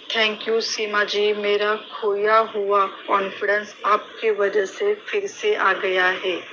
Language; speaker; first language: Hindi; non-native, local second language; Marathi